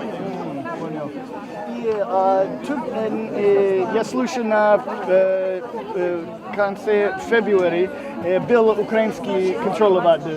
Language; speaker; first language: Russian; non-native, learner; English